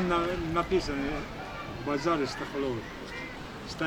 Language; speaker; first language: Russian; non-native, local second language; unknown